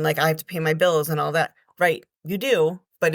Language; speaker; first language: English; native; English